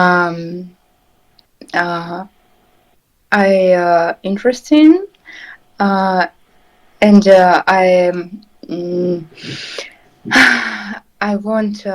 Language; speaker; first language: English; non-native, learner; Russian